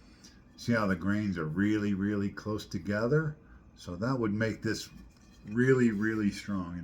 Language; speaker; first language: English; native; English